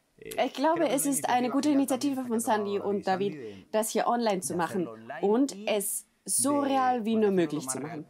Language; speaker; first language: German; non-native, fluent; Spanish